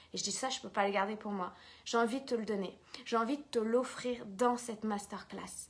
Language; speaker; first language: French; native; French